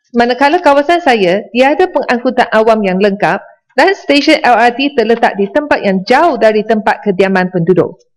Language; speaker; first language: Malay; non-native, local second language; Chinese